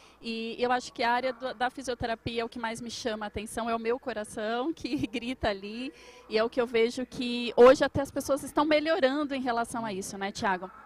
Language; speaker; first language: Portuguese; native; Portuguese